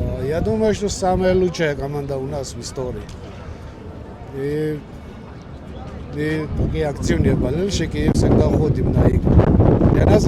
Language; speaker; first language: Russian; non-native, fluent; Georgian